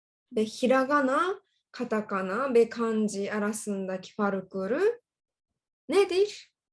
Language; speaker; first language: Turkish; non-native, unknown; Japanese